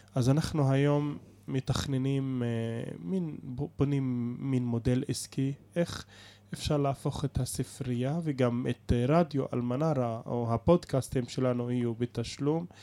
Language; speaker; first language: Hebrew; non-native, local second language; Arabic